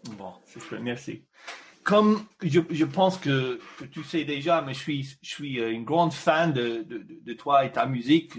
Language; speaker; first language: French; non-native, fluent; English